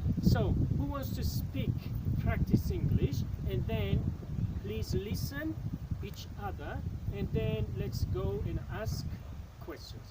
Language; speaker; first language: English; non-native, fluent; Tajik